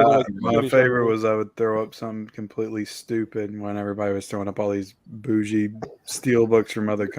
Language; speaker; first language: English; native; English